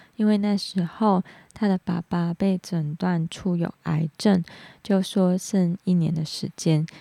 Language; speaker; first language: Chinese; non-native, local second language; Cantonese